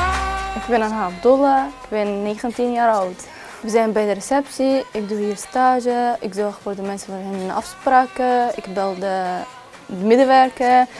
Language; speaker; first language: Dutch; non-native, fluent; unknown